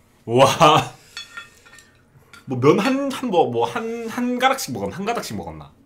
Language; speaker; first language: Korean; native; Korean